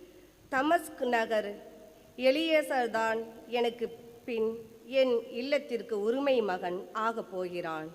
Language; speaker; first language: Tamil; native; Tamil